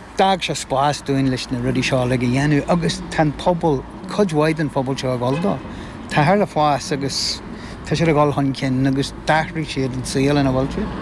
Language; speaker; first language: Irish; non-native, local second language; English